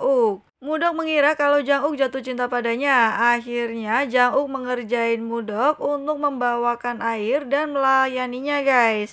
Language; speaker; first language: Indonesian; native; Indonesian